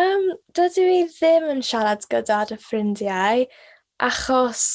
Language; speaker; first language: Welsh; non-native, local second language; English